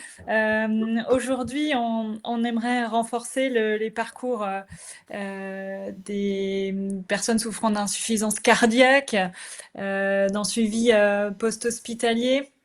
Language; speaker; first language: French; native; French